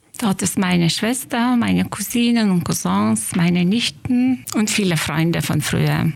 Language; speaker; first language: German; non-native, fluent; Lithuanian